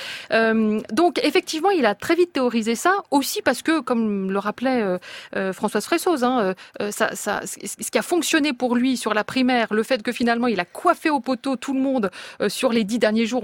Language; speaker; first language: French; native; French